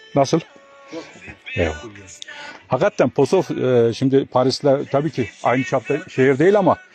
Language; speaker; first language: Turkish; native; Turkish